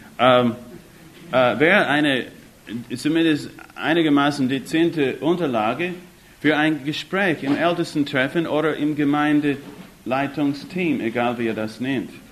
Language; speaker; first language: German; non-native, fluent; English